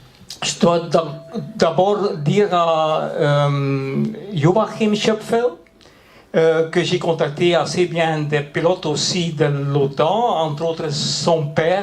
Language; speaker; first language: French; non-native, local second language; Dutch